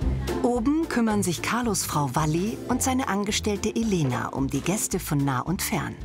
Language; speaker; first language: German; native; German